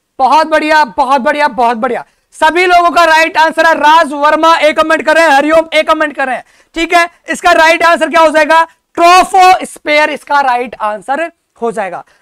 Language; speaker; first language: Hindi; native; Hindi